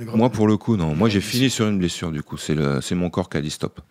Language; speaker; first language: French; native; French